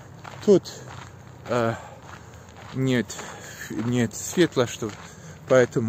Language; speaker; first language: Russian; non-native, learner; Polish